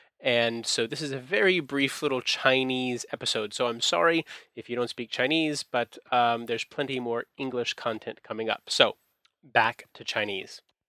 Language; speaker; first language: English; native; English